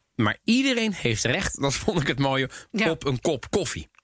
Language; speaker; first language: Dutch; early bilingual, other home language; Italian